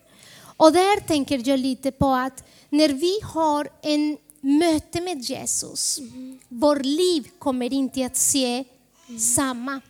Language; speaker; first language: Swedish; non-native, fluent; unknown